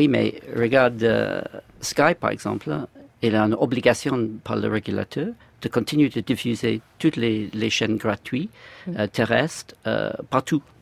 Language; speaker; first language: French; non-native, fluent; English